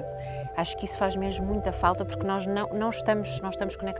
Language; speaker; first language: Portuguese; native; Portuguese